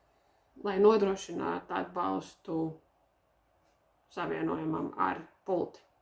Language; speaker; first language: Latvian; native; Latvian